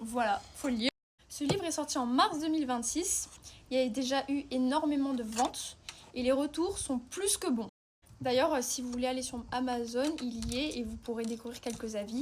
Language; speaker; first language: French; native; French